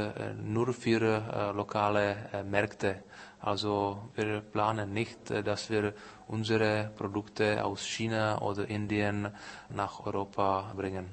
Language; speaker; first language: German; non-native, fluent; Czech